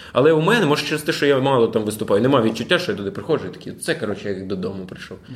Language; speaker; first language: Ukrainian; non-native, local second language; Russian